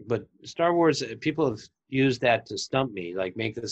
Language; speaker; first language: English; native; English